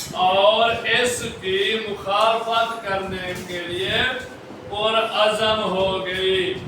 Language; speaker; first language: Urdu; non-native, local second language; Punjabi